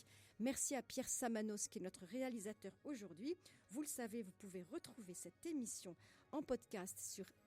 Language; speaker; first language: French; native; French